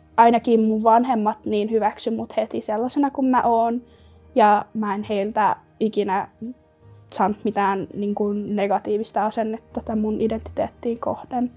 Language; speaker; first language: Finnish; non-native, local second language; Swedish